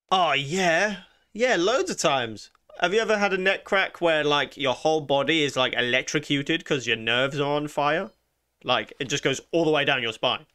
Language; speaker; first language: English; native; English